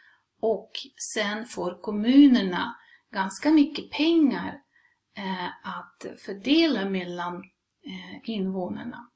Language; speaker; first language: Swedish; non-native, fluent; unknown